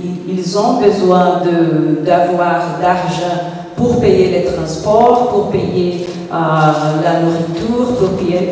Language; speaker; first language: French; non-native, fluent; Portuguese